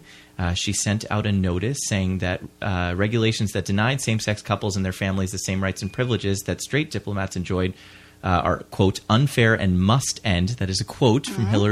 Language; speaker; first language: English; native; English